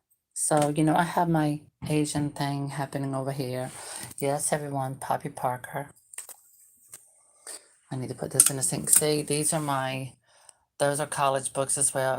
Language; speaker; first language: English; native; English